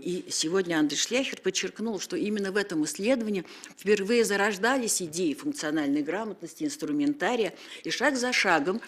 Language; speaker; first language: Russian; native; Russian